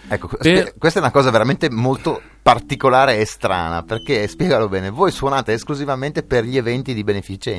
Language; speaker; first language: Italian; native; Italian